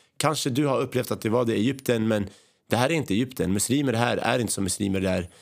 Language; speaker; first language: Swedish; early bilingual, other home language; Arabic